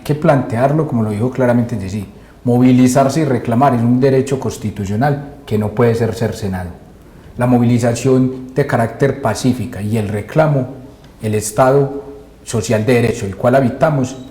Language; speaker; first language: Spanish; native; Spanish